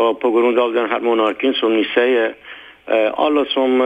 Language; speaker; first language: Swedish; non-native, fluent; Persian